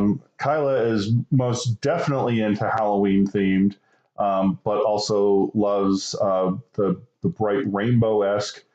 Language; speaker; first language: English; native; English